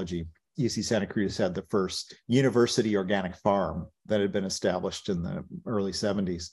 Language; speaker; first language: English; native; English